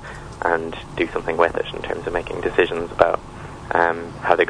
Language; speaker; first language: English; native; English